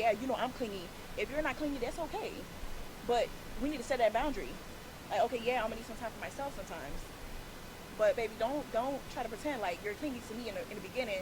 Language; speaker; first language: English; native; English